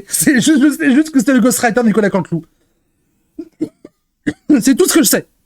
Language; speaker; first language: French; native; French